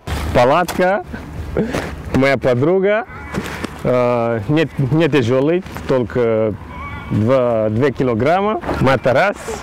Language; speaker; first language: Russian; non-native, learner; Romanian